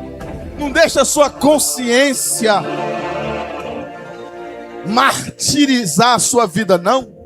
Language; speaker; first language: Portuguese; native; Portuguese